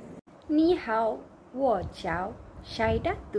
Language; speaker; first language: Chinese; non-native, learner; Malay